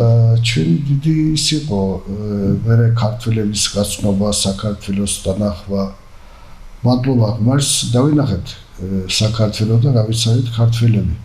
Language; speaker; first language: Georgian; early bilingual, heritage; Georgian